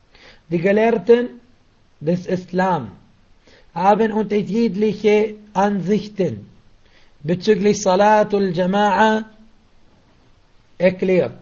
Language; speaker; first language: German; non-native, fluent; Arabic